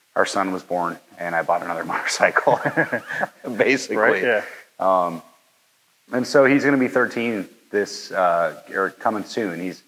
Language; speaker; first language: English; native; English